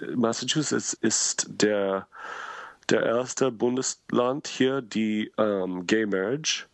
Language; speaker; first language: German; non-native, learner; English